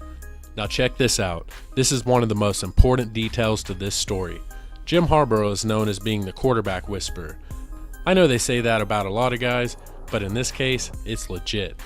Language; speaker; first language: English; native; English